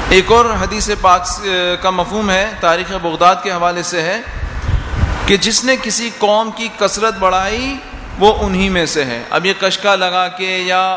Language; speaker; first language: Urdu; native; Urdu